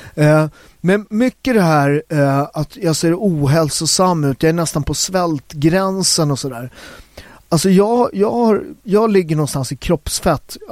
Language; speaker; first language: Swedish; early bilingual, other home language; Italian